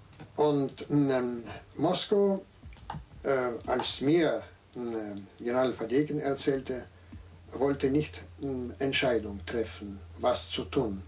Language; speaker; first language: German; non-native, fluent; Russian